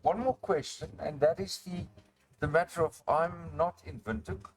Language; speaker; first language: English; non-native, local second language; Afrikaans